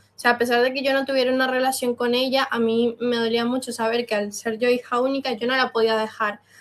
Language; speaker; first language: Spanish; native; Spanish